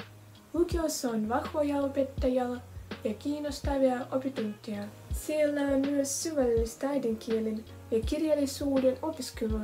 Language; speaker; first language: Finnish; non-native, learner; Russian